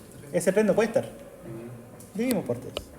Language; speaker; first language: Spanish; native; Spanish